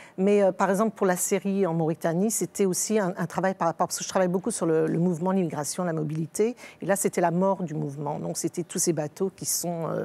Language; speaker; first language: French; native; French